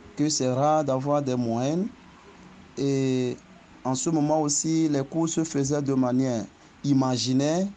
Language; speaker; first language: French; non-native, local second language; Ewe